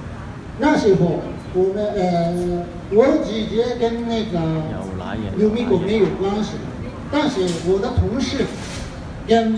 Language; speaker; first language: Chinese; non-native, fluent; Japanese